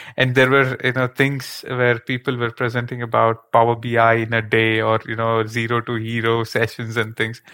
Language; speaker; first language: English; non-native, local second language; Kannada